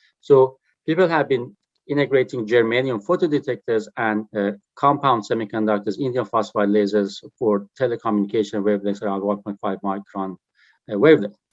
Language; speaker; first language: English; non-native, fluent; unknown